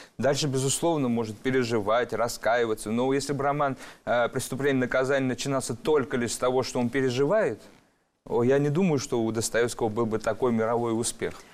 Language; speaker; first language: Russian; early bilingual, other home language; Georgian